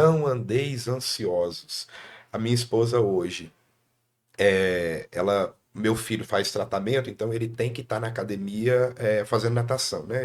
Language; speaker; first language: Portuguese; native; Portuguese